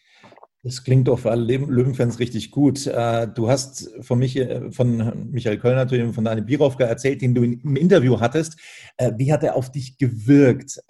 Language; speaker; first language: German; native; German